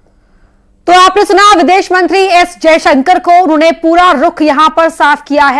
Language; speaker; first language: Hindi; native; Hindi